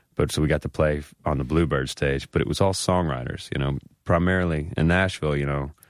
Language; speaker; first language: English; native; English